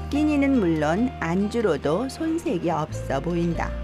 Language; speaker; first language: Korean; native; Korean